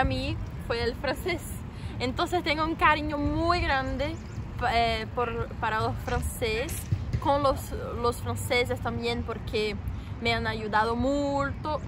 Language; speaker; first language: Spanish; non-native, learner; Portuguese